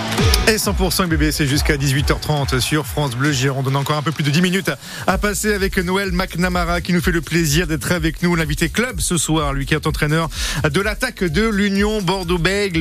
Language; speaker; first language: French; native; French